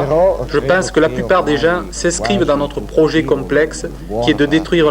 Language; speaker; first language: French; native; French